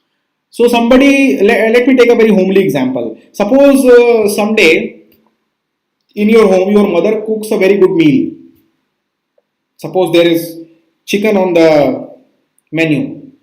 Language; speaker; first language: English; non-native, local second language; Hindi